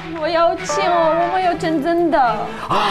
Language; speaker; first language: Chinese; non-native, fluent; Russian